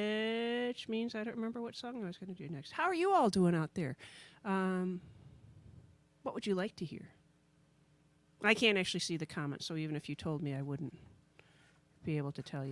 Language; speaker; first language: English; native; English